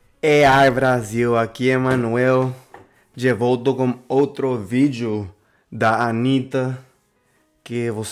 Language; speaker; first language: Portuguese; non-native, learner; Spanish